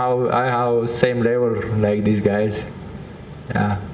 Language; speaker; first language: English; non-native, learner; Chechen